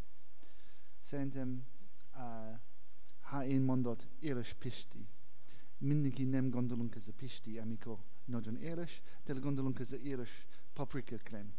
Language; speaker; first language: Hungarian; non-native, learner; English